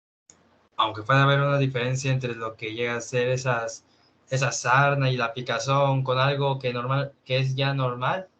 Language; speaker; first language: Spanish; native; Spanish